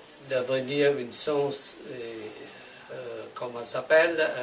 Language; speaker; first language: French; non-native, fluent; Vietnamese